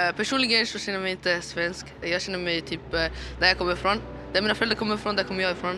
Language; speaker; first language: Swedish; early bilingual, other home language; Arabic